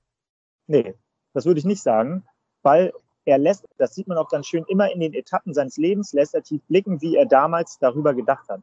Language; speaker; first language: German; native; German